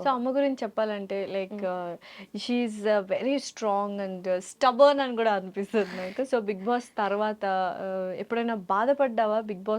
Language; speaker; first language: Telugu; native; Telugu